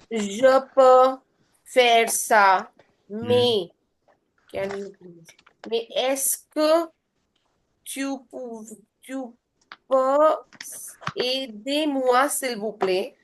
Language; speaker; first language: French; non-native, learner; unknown